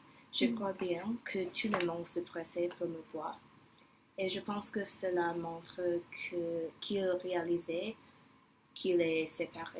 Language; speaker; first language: French; non-native, learner; English